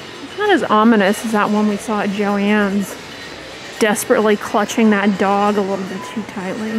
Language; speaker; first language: English; native; English